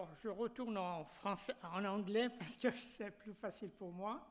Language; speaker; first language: French; non-native, fluent; Persian